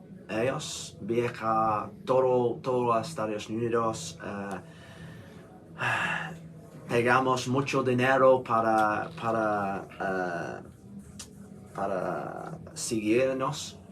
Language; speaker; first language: Spanish; non-native, learner; English